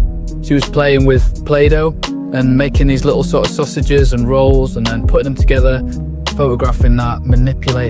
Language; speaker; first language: English; native; English